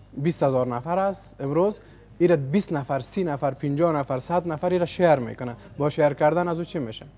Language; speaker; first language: Persian; native; Persian